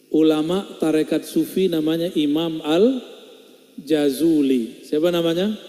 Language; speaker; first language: Indonesian; non-native, local second language; Minangkabau